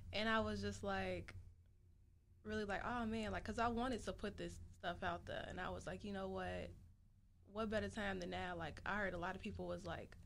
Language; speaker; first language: English; native; English